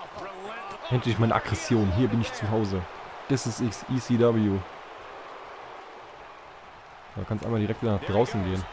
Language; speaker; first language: German; native; German